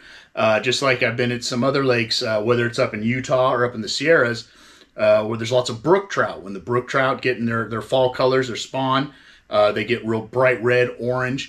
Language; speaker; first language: English; native; English